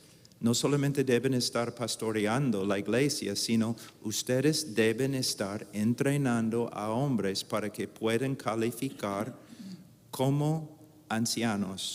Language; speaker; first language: Spanish; non-native, fluent; English